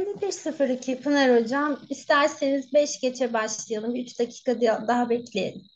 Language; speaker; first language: Turkish; native; Turkish